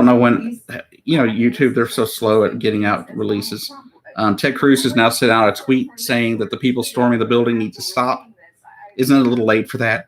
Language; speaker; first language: English; native; English